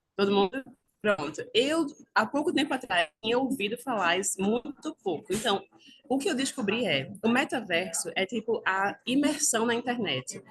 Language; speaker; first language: Portuguese; native; Portuguese